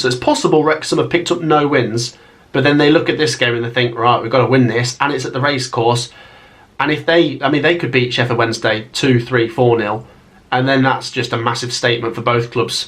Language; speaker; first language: English; native; English